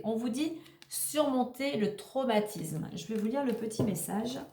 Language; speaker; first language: French; native; French